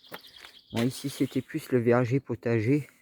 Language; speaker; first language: French; native; French